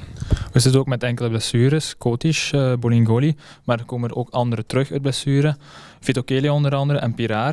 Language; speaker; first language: Dutch; native; Dutch